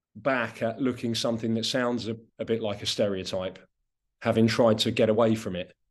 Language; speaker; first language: English; non-native, local second language; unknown